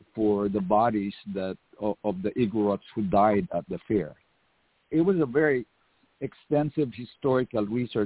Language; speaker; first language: English; non-native, local second language; Filipino